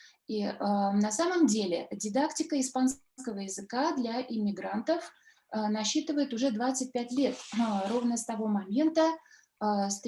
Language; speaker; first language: Russian; native; Russian